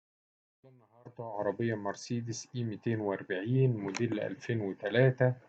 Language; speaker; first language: Arabic; native; Arabic